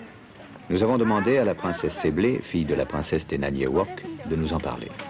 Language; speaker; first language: French; native; French